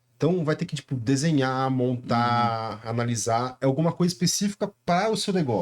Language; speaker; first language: Portuguese; native; Portuguese